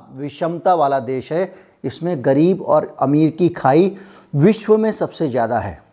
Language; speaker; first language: Hindi; native; Hindi